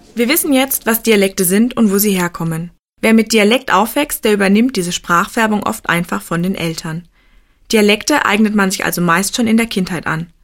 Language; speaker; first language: German; native; German